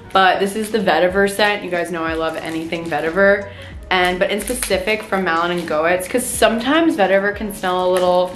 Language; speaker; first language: English; native; English